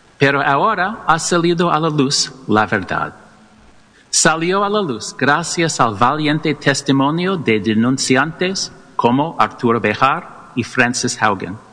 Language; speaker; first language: Spanish; non-native, learner; English